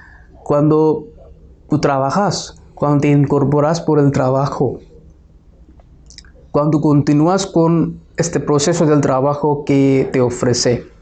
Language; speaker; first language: Spanish; non-native, fluent; Bangla